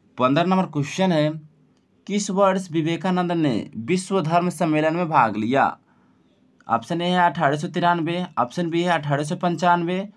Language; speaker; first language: Hindi; native; Hindi